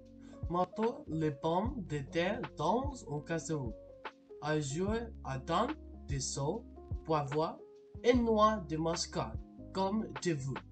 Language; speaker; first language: French; non-native, learner; English